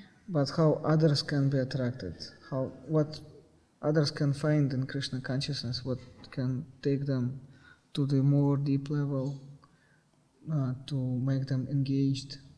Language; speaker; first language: English; non-native, fluent; Russian